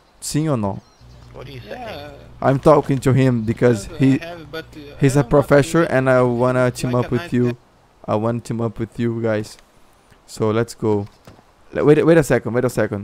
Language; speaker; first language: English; non-native, fluent; Portuguese